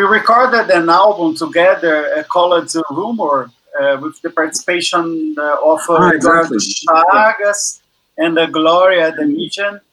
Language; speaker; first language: English; non-native, learner; Portuguese